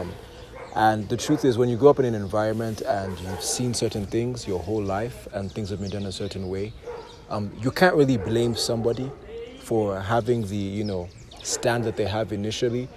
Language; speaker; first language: English; non-native, local second language; Yoruba